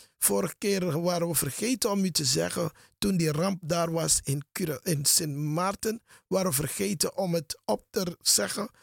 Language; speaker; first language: Dutch; native; Dutch